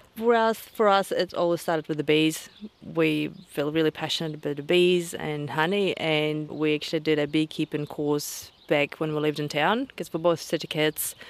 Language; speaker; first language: English; non-native, fluent; Russian